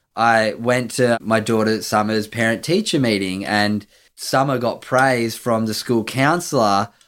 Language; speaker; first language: English; native; English